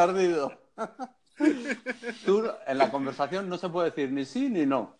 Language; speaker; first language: Spanish; native; Spanish